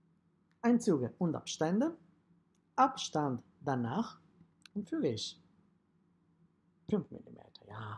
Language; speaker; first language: German; non-native, fluent; Italian